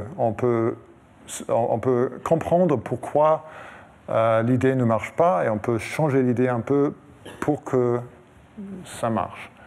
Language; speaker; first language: French; non-native, fluent; English